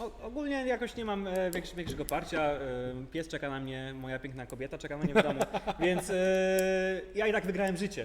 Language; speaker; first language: Polish; native; Polish